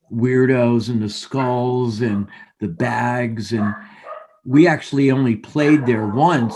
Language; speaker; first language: English; native; English